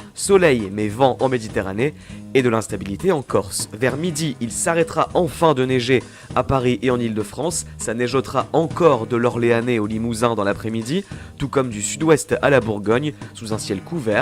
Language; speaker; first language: French; native; French